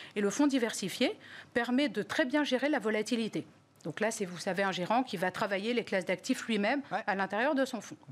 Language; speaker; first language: French; native; French